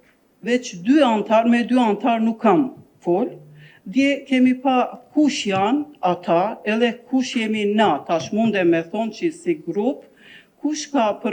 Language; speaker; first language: Albanian; non-native, local second language; Turkish